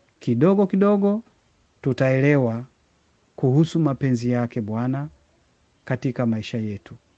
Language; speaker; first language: Swahili; native; Swahili